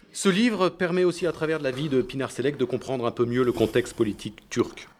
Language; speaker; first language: French; native; French